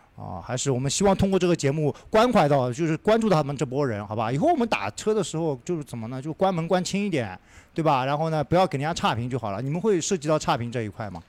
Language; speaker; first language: Chinese; native; Chinese